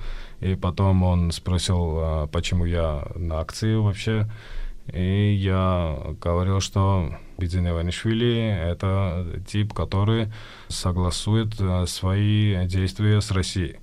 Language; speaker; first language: Russian; non-native, fluent; Georgian